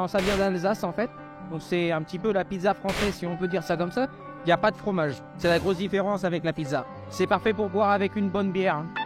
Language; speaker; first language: French; native; French